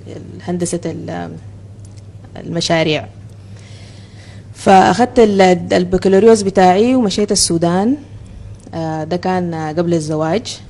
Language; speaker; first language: Arabic; native; Arabic